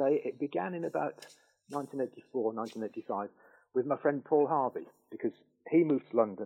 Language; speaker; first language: English; native; English